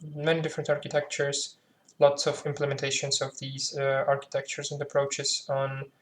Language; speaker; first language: English; non-native, fluent; Ukrainian